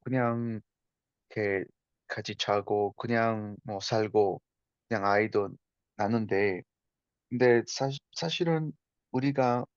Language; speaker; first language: Korean; non-native, fluent; Spanish